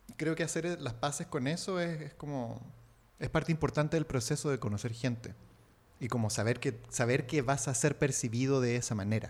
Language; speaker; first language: Spanish; native; Spanish